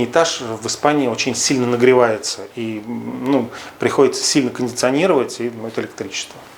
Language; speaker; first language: Russian; native; Russian